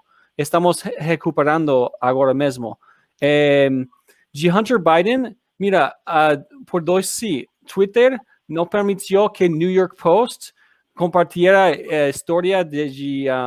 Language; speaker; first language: Portuguese; non-native, learner; English